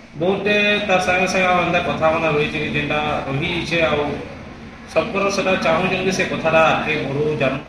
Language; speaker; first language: Odia; native; Odia